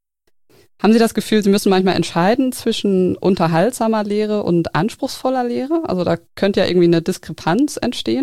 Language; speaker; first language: German; native; German